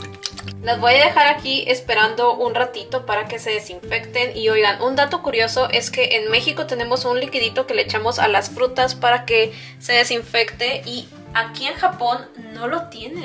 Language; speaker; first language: Spanish; native; Spanish